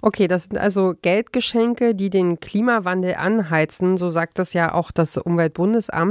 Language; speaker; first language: German; native; German